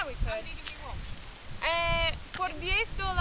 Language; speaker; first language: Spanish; non-native, learner; English